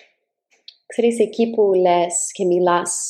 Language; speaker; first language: Greek; early bilingual, heritage; Greek